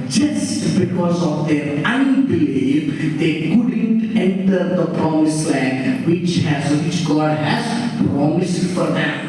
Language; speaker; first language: English; non-native, local second language; Telugu